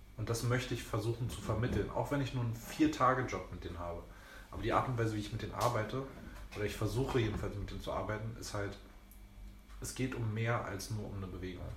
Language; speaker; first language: German; early bilingual, other home language; Greek